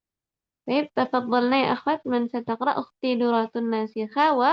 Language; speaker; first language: Arabic; non-native, fluent; Indonesian